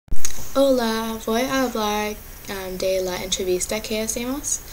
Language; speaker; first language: Spanish; non-native, learner; English